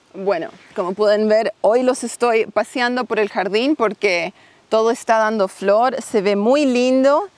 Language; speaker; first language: Spanish; non-native, fluent; English